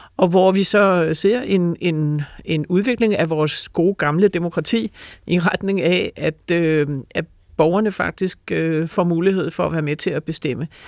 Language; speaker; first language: Danish; native; Danish